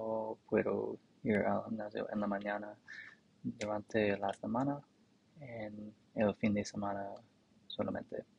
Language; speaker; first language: Spanish; non-native, learner; English